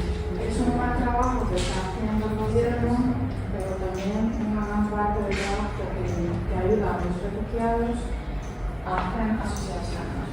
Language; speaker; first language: Spanish; non-native, learner; Ukrainian